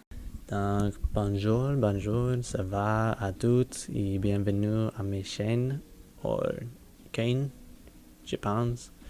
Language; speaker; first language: French; non-native, learner; English